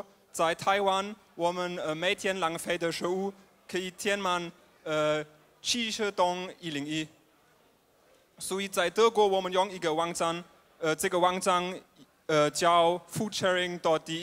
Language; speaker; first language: Chinese; non-native, fluent; German